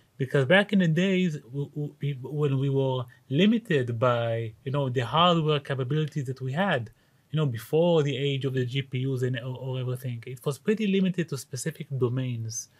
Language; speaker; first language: English; non-native, fluent; Hebrew